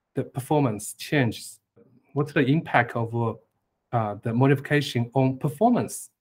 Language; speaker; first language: English; non-native, fluent; Chinese